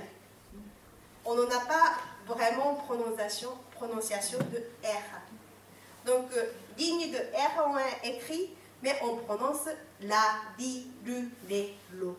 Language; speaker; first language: French; non-native, fluent; Japanese